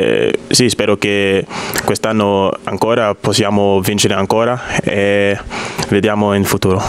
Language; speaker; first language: Italian; non-native, fluent; English